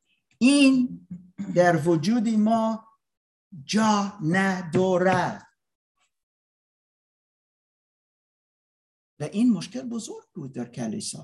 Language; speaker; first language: Persian; non-native, learner; English